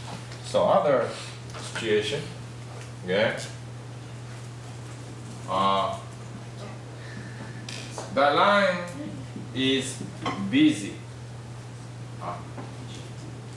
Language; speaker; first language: English; non-native, fluent; Japanese